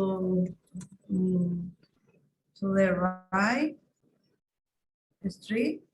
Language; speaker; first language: English; non-native, learner; Spanish